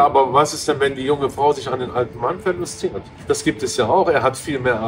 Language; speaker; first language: German; native; German